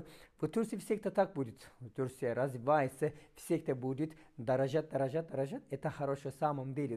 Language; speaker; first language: Russian; non-native, fluent; Turkish